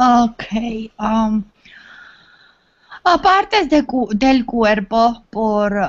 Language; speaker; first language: Spanish; non-native, learner; English